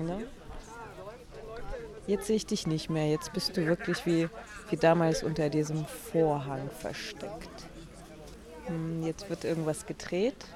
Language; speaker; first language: German; native; German